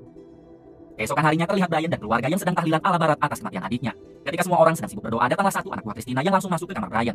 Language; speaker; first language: Indonesian; native; Indonesian